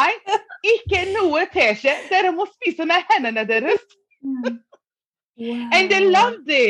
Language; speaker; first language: English; non-native, fluent; Norwegian